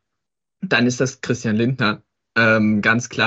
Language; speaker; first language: German; native; German